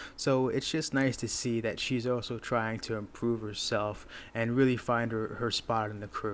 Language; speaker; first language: English; native; English